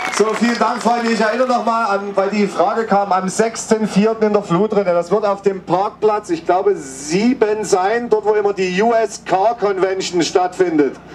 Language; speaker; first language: German; native; German